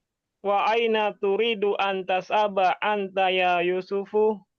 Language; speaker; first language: Arabic; non-native, learner; Indonesian